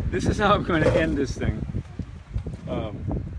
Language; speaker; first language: English; native; English